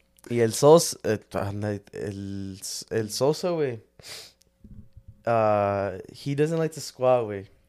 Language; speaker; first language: English; early bilingual, other home language; Spanish